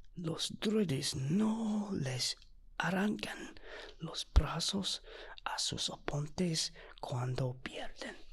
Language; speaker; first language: Spanish; non-native, learner; English